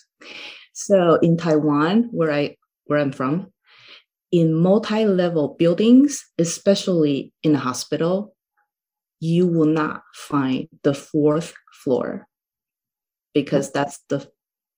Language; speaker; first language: English; non-native, fluent; Chinese